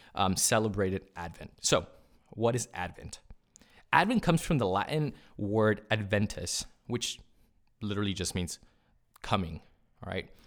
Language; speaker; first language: English; early bilingual, other home language; Spanish